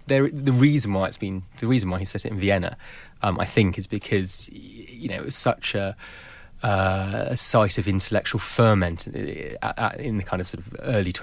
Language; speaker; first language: English; native; English